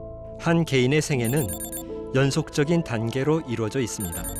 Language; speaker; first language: Korean; native; Korean